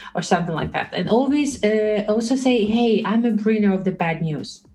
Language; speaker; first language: English; non-native, fluent; Russian